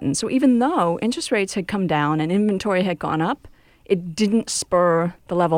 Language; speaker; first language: English; native; English